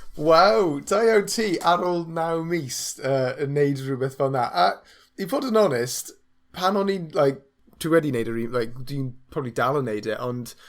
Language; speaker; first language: Welsh; non-native, learner; English